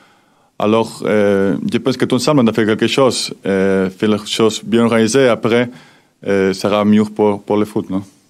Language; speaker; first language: French; non-native, fluent; Spanish